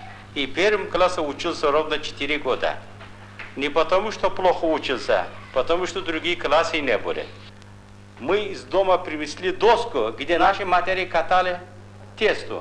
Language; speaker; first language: Russian; non-native, local second language; Kyrgyz